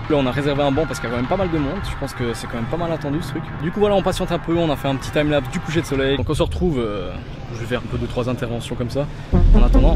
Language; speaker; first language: French; native; French